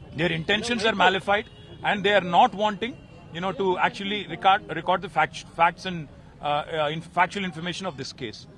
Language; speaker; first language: English; non-native, local second language; Telugu